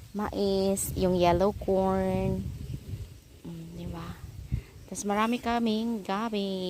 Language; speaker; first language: Filipino; non-native, local second language; Cebuano